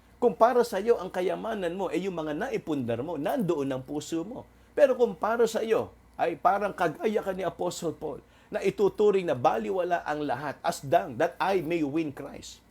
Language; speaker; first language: Filipino; non-native, local second language; Waray